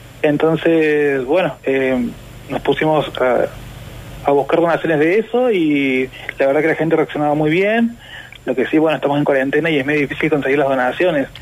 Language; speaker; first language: Spanish; native; Spanish